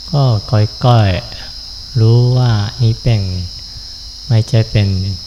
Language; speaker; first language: Thai; non-native, fluent; Japanese